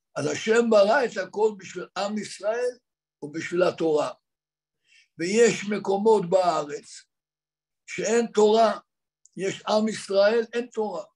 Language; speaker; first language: Hebrew; native; Hebrew